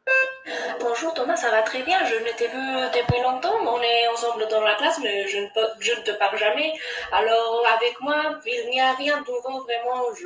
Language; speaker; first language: French; non-native, learner; English